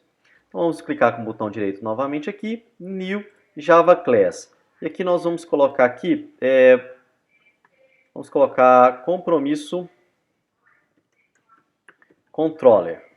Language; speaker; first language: Portuguese; native; Portuguese